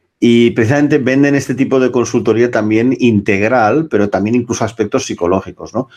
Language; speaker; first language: Spanish; non-native, local second language; Catalan